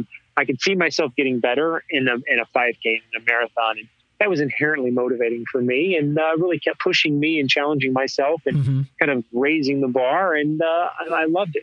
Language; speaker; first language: English; native; English